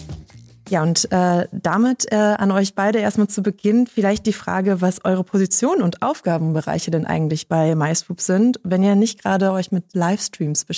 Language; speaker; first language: German; native; German